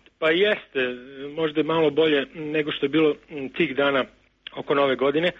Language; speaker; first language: Serbian; native; Serbian